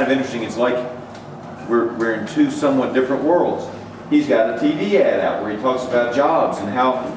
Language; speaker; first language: English; native; English